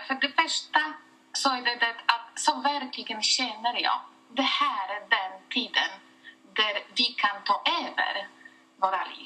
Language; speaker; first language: Swedish; non-native, fluent; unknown